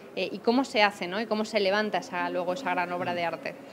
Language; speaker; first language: Spanish; native; Spanish